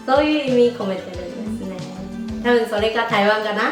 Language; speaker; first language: Japanese; non-native, fluent; Chinese